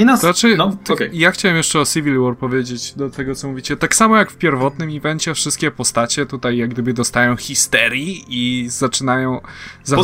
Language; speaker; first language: Polish; native; Polish